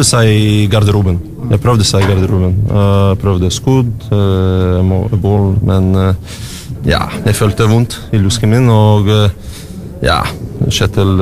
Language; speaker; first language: Norwegian; non-native, learner; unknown